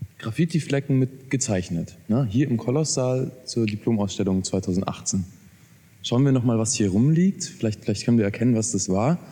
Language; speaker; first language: German; native; German